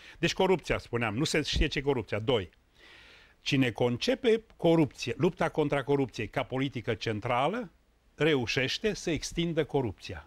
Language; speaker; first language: Romanian; native; Romanian